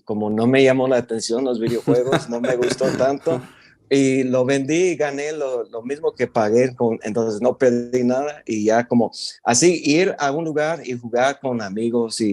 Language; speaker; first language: Spanish; non-native, fluent; English